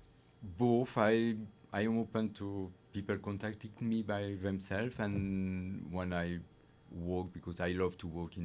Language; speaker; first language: English; non-native, learner; French